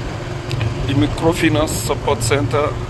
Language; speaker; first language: English; non-native, learner; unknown